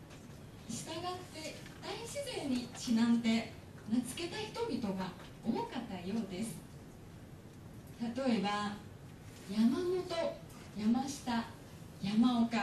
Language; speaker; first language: Japanese; non-native, fluent; Chinese